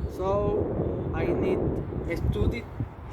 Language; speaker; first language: English; non-native, learner; Spanish